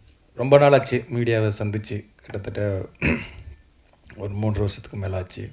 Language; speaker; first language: Tamil; native; Tamil